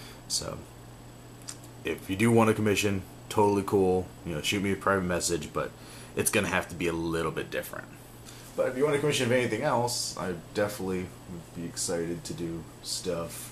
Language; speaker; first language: English; native; English